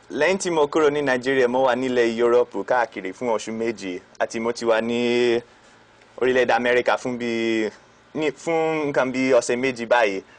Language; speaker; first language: Yoruba; non-native, fluent; English